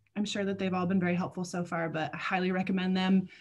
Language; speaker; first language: English; native; English